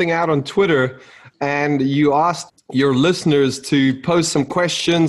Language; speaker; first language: English; native; English